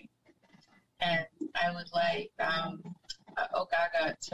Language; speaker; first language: English; native; English